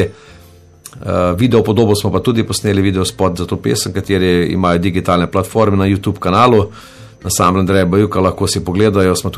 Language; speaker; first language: Slovenian; native; Slovenian